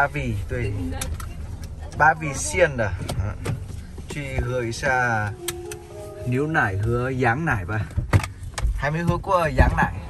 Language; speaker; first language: Chinese; non-native, fluent; Vietnamese